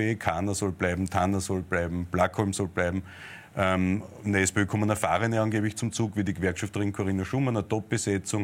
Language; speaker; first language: German; native; German